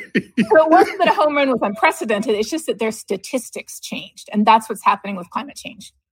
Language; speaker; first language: English; native; English